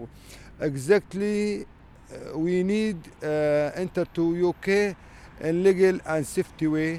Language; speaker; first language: English; non-native, learner; Arabic